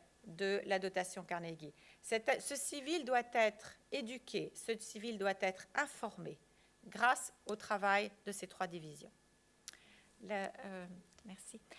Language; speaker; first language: French; native; French